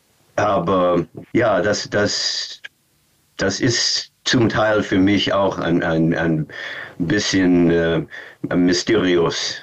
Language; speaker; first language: German; non-native, fluent; English